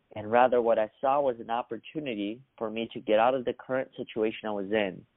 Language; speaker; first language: English; early bilingual, other home language; Russian